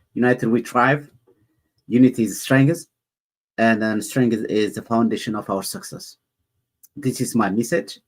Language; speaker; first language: English; non-native, learner; Amharic